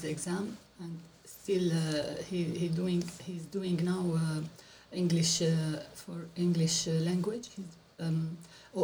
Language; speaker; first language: English; non-native, learner; Arabic